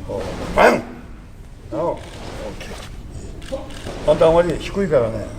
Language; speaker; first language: Japanese; native; Japanese